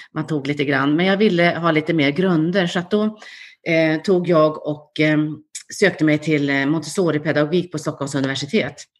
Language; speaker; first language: Swedish; native; Swedish